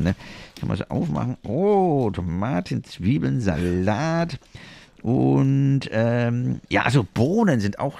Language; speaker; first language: German; native; German